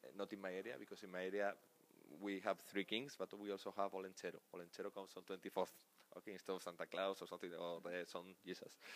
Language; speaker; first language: English; non-native, fluent; Spanish